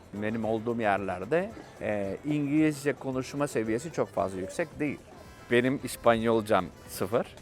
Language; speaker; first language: Turkish; native; Turkish